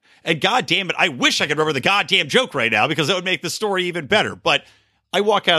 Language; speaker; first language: English; native; English